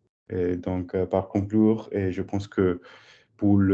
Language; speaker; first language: French; non-native, learner; English